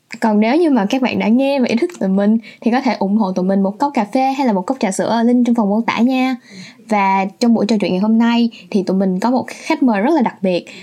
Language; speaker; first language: Vietnamese; native; Vietnamese